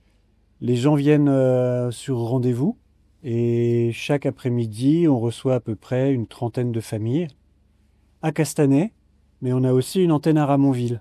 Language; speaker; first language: French; native; French